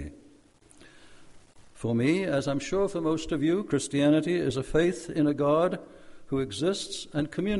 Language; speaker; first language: English; native; English